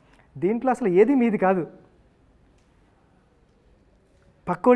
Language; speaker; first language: Telugu; native; Telugu